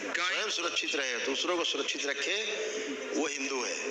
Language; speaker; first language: Hindi; native; Hindi